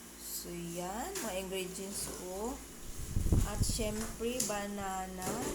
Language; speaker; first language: Filipino; non-native, local second language; Cebuano